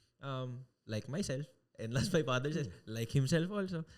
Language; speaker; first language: English; non-native, local second language; Filipino